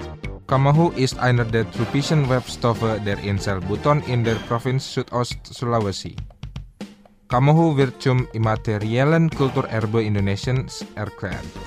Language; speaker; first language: German; non-native, fluent; Indonesian